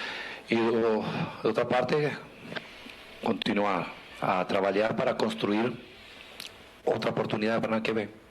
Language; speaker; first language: Portuguese; non-native, fluent; Spanish